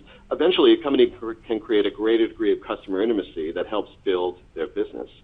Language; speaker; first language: English; native; English